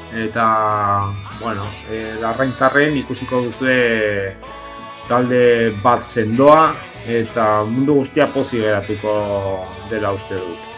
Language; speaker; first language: Basque; non-native, local second language; Spanish